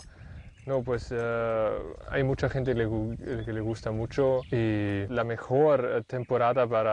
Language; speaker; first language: Spanish; non-native, fluent; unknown